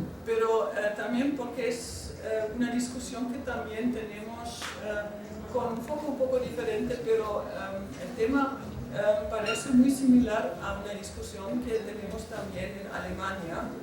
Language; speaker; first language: Spanish; non-native, fluent; German